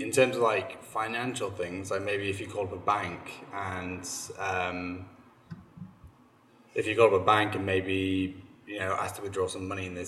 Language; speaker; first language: English; native; English